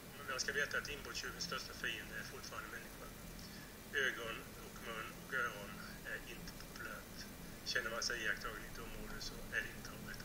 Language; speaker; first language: Swedish; native; Swedish